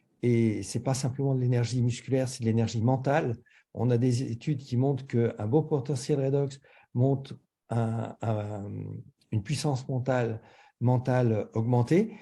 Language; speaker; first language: French; native; French